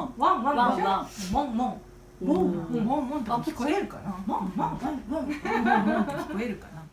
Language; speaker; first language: Japanese; non-native, fluent; Korean